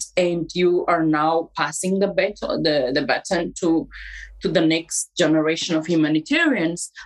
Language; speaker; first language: English; non-native, fluent; Amharic